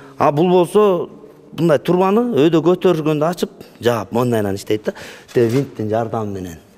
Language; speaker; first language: Kyrgyz; native; Kyrgyz